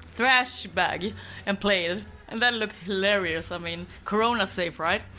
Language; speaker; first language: English; non-native, fluent; Swedish